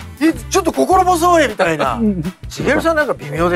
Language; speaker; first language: Japanese; native; Japanese